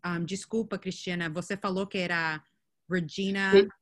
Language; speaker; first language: Portuguese; non-native, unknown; English